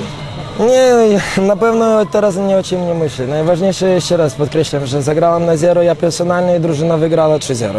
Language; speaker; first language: Polish; non-native, fluent; Romanian